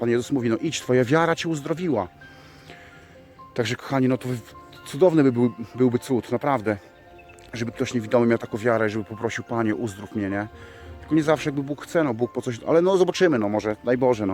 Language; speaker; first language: Polish; native; Polish